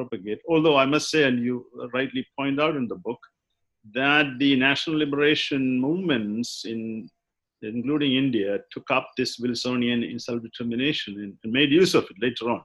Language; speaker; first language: English; non-native, local second language; Malayalam